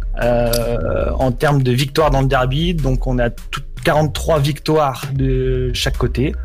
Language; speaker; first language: French; native; French